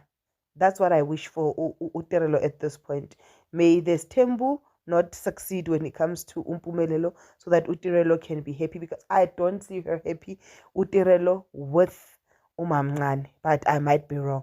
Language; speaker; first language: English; non-native, local second language; Zulu